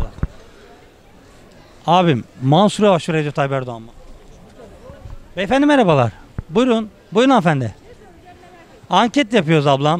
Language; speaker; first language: Turkish; native; Turkish